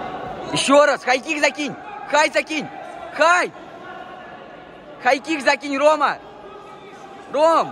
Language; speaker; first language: Russian; native; Russian